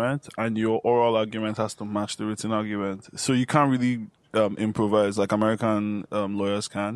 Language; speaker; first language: English; non-native, local second language; Yoruba